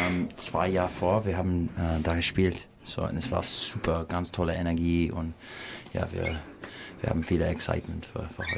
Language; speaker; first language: German; non-native, learner; English